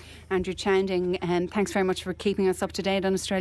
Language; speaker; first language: English; native; English